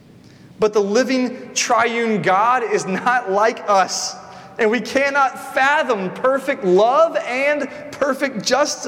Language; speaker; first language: English; native; English